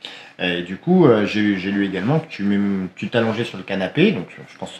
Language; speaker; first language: French; native; French